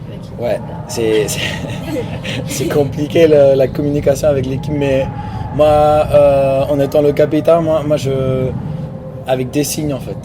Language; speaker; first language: French; non-native, local second language; Spanish